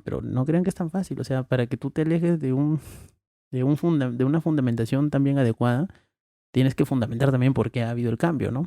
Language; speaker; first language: Spanish; native; Spanish